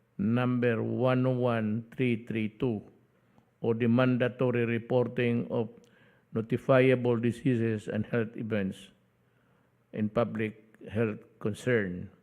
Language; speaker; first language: English; non-native, local second language; Cebuano